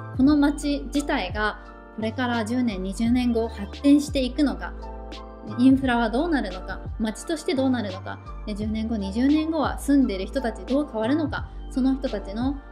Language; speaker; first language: Japanese; native; Japanese